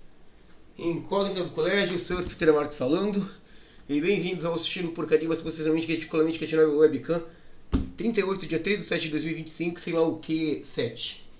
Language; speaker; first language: Portuguese; native; Portuguese